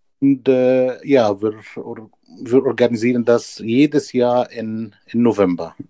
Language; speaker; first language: German; non-native, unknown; Arabic